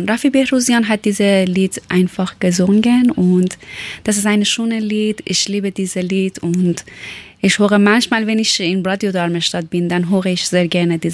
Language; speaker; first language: German; non-native, learner; Persian